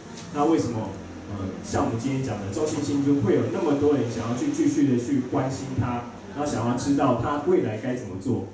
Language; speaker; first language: Chinese; native; Chinese